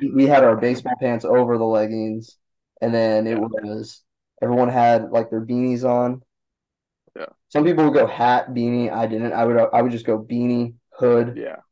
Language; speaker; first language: English; native; English